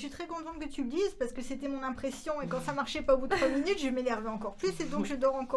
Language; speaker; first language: French; native; French